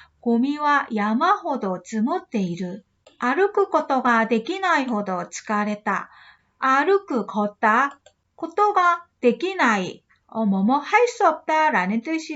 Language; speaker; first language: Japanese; non-native, fluent; Korean